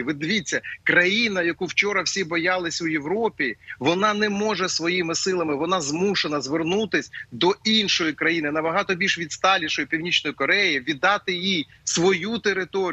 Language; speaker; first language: Ukrainian; native; Ukrainian